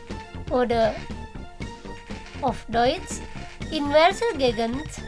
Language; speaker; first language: German; non-native, fluent; Indonesian